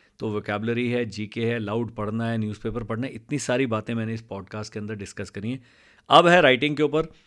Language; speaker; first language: Hindi; non-native, local second language; Punjabi